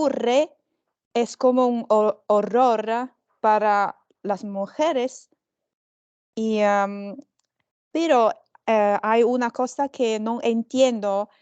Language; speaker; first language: Spanish; non-native, learner; Chinese